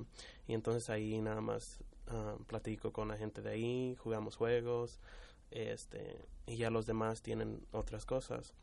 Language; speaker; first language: Spanish; early bilingual, heritage; Spanish